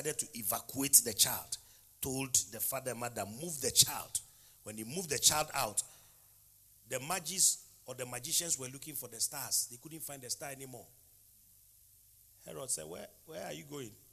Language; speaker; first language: English; non-native, local second language; Akan